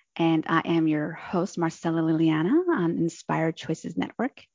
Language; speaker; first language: English; native; English